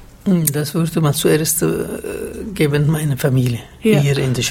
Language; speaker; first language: German; non-native, fluent; Somali